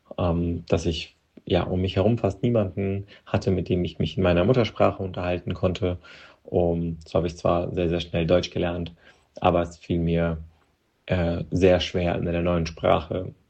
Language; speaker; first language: German; non-native, fluent; Russian